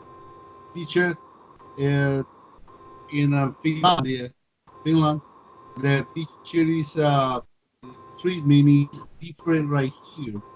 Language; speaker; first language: English; non-native, learner; Spanish